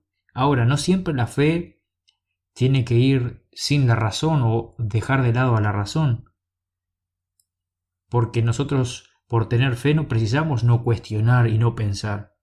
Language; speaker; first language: Spanish; native; Spanish